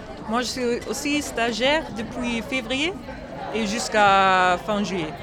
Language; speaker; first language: French; non-native, fluent; German